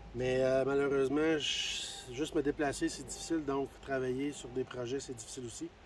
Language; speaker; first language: French; native; French